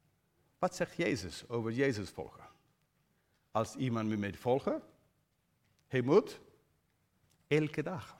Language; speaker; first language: Dutch; non-native, fluent; English